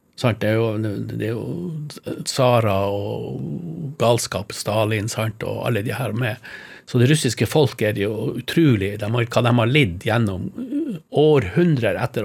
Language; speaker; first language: Norwegian; native; Norwegian